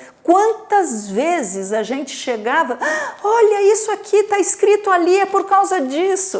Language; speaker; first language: Portuguese; native; Portuguese